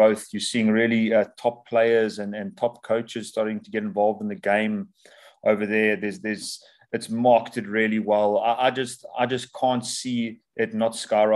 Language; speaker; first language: English; native; English